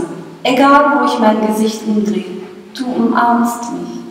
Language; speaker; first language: German; non-native, fluent; Bosnian